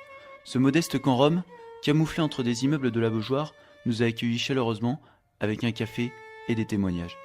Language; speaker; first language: French; native; French